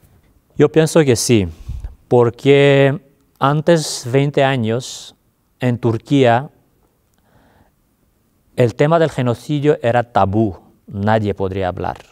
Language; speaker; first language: Spanish; non-native, fluent; Armenian